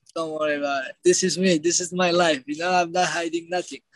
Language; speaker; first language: English; non-native, learner; Georgian